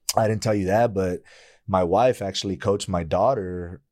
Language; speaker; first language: English; native; English